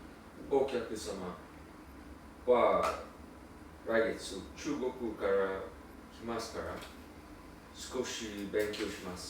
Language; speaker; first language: Japanese; non-native, learner; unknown